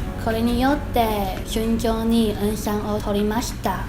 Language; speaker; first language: Japanese; non-native, learner; Chinese